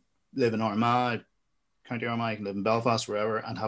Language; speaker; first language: English; native; English